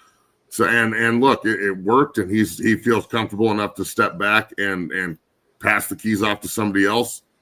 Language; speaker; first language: English; native; English